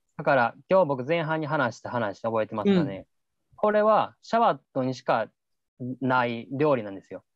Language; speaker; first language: Japanese; native; Japanese